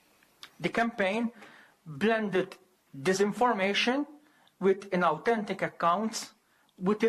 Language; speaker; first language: English; non-native, local second language; Maltese